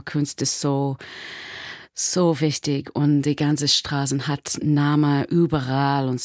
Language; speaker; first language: German; non-native, learner; English